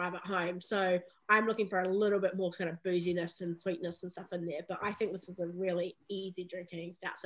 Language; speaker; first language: English; native; English